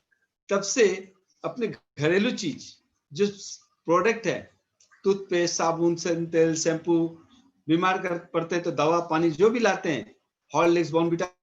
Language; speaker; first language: Hindi; native; Hindi